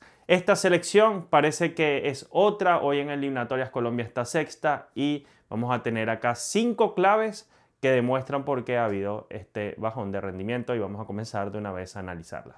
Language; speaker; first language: Spanish; native; Spanish